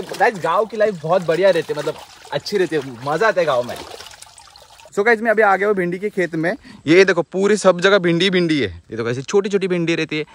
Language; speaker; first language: Hindi; non-native, local second language; Marathi